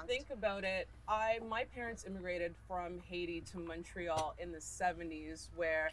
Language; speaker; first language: English; native; English